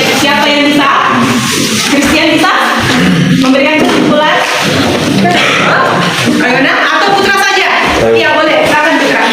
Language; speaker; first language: Indonesian; native; Indonesian